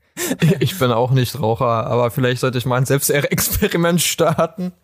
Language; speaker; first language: German; native; German